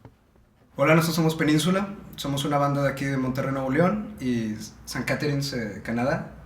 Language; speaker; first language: Spanish; native; Spanish